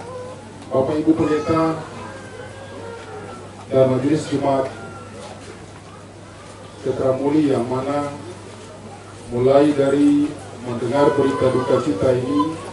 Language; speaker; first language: Indonesian; native; Indonesian